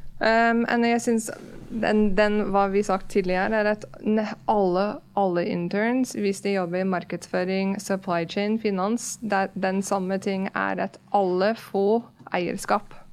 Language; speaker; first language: Norwegian; non-native, fluent; English